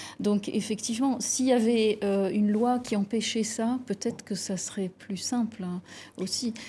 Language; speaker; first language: French; non-native, local second language; Arabic